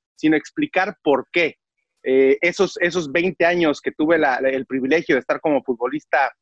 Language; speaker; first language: Spanish; native; Spanish